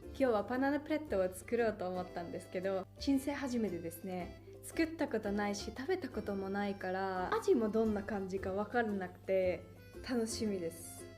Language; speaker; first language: Japanese; non-native, fluent; Finnish